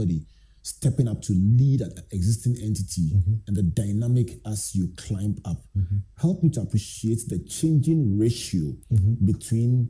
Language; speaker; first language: English; non-native, local second language; Akan